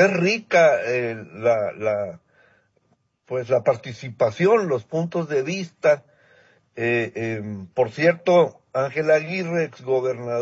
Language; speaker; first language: Spanish; native; Spanish